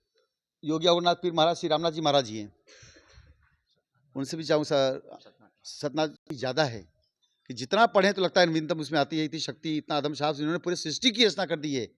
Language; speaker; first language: Hindi; native; Hindi